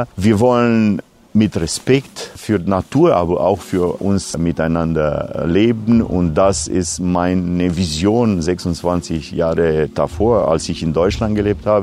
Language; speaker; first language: German; non-native, fluent; Romanian